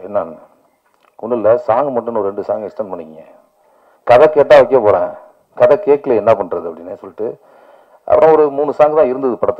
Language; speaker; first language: Tamil; native; Tamil